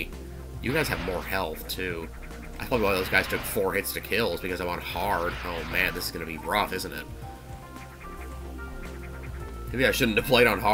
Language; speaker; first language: English; native; English